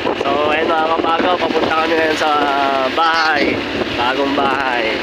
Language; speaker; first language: Filipino; non-native, local second language; Iloko